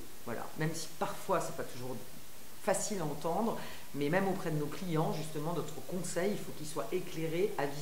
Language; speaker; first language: French; native; French